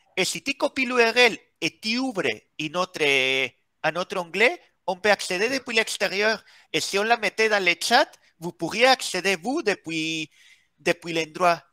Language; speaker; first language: French; non-native, fluent; Spanish